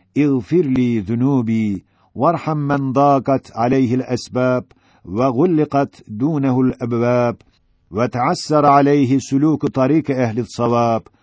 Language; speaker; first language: Arabic; non-native, fluent; Turkish